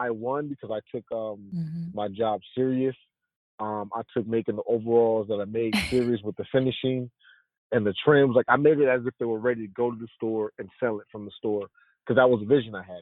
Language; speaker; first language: English; native; English